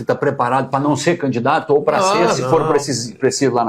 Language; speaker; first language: Portuguese; native; Portuguese